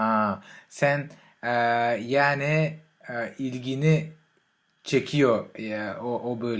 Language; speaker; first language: Turkish; non-native, learner; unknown